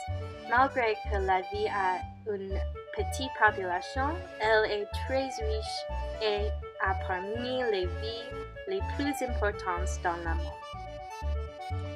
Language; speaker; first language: French; non-native, learner; English